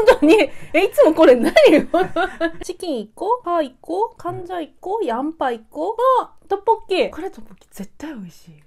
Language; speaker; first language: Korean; non-native, learner; Japanese